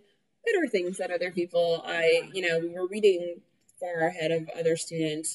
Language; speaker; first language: English; early bilingual, other home language; Spanish